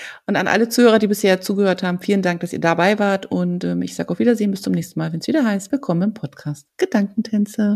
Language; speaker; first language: German; native; German